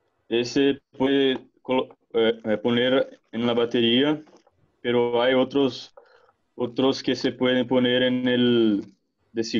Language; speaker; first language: Spanish; non-native, learner; Portuguese